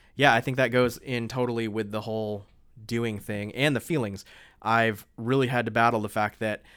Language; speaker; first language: English; native; English